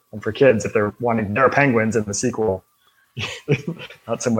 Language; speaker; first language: English; native; English